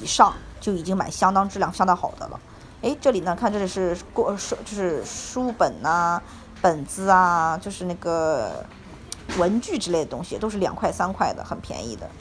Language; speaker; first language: Chinese; native; Chinese